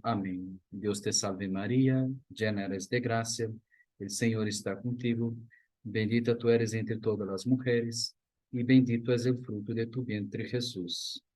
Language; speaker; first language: Spanish; non-native, fluent; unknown